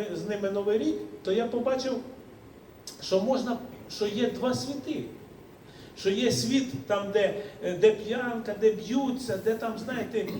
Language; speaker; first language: Ukrainian; native; Ukrainian